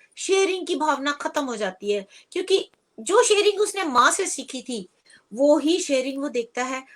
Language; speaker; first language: Hindi; native; Hindi